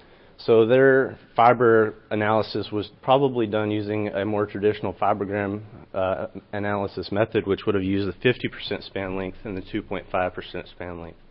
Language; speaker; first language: English; native; English